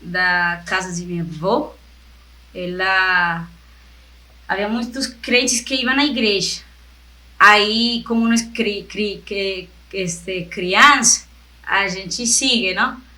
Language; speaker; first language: Portuguese; non-native, fluent; Spanish